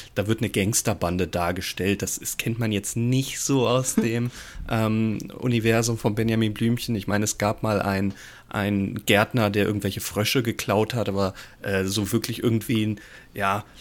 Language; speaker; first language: German; non-native, fluent; English